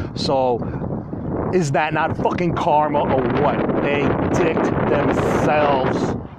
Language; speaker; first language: English; native; English